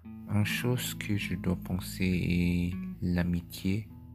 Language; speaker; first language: French; non-native, learner; German